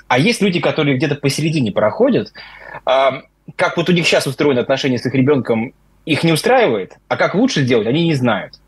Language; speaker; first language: Russian; native; Russian